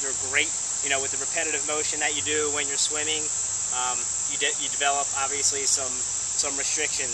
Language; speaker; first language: English; native; English